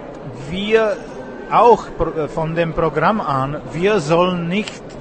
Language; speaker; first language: German; non-native, fluent; Czech